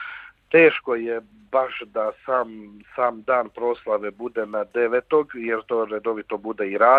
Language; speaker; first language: Croatian; native; Croatian